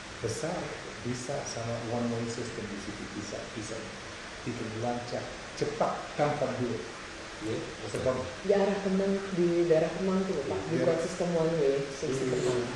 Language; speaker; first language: Indonesian; non-native, fluent; English